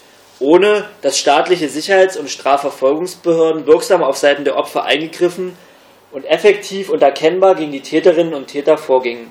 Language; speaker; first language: German; native; German